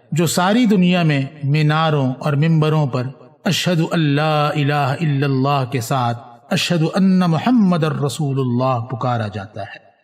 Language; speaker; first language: Urdu; native; Urdu